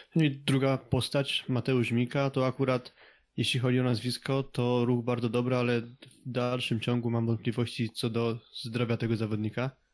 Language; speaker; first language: Polish; native; Polish